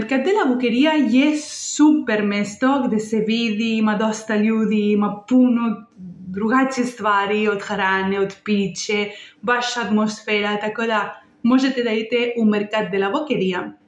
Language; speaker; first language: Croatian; non-native, learner; Spanish